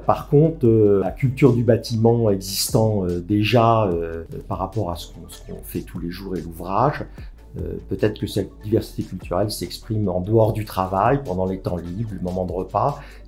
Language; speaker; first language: French; native; French